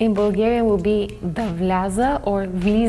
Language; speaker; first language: English; non-native, fluent; Bulgarian